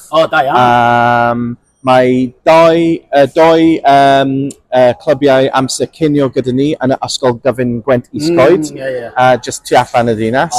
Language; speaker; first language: Welsh; non-native, local second language; English